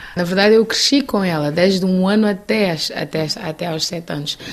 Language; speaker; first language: Portuguese; non-native, local second language; Kabuverdianu